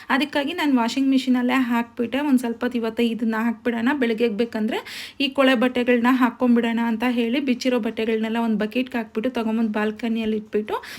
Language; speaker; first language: Kannada; native; Kannada